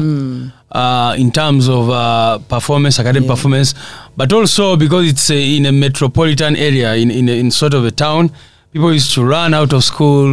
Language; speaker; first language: English; non-native, local second language; Nyankole